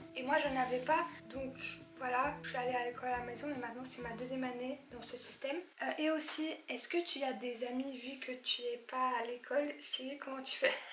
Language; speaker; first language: French; early bilingual, other home language; Polish